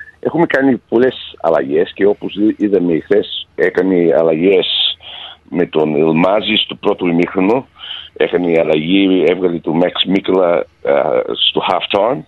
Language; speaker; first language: Greek; early bilingual, heritage; Greek